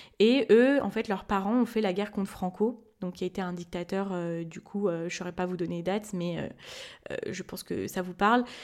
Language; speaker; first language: French; native; French